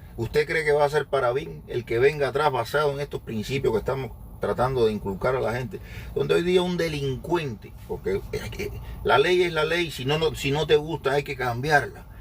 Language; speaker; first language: Spanish; native; Spanish